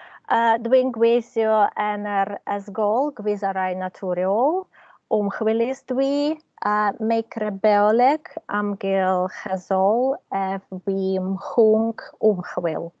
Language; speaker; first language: Welsh; non-native, learner; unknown